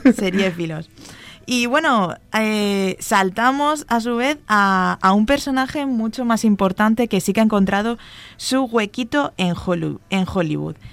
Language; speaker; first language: Spanish; native; Spanish